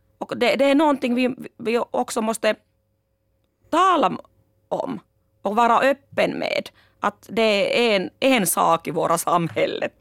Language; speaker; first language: Swedish; non-native, local second language; Finnish